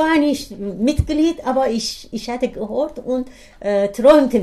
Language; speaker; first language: German; non-native, learner; Persian